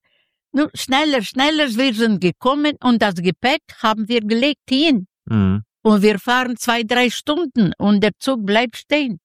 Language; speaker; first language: German; non-native, fluent; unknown